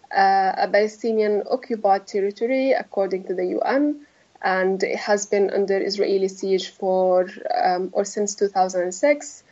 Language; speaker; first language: English; non-native, fluent; Arabic